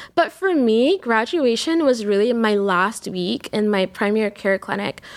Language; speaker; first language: English; native; English